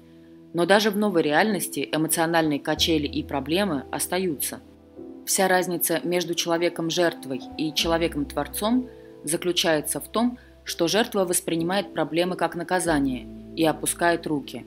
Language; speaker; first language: Russian; native; Russian